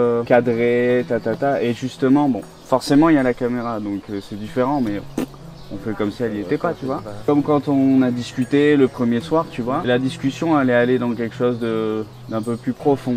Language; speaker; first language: French; native; French